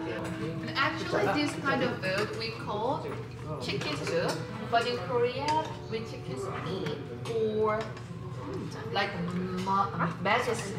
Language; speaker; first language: English; non-native, learner; Korean